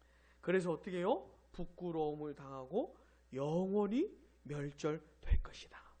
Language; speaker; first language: Korean; native; Korean